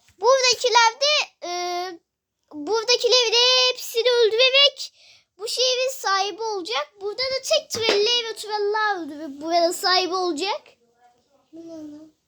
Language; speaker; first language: Turkish; native; Turkish